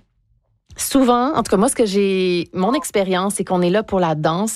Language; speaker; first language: French; native; French